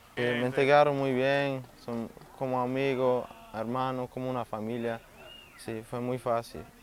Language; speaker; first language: Spanish; early bilingual, heritage; Spanish